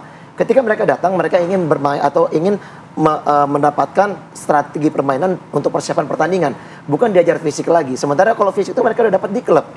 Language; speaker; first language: Indonesian; native; Indonesian